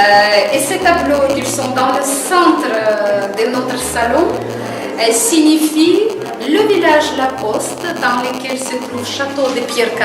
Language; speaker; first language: French; non-native, fluent; Russian